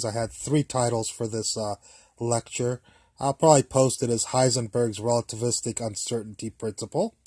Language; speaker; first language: English; native; English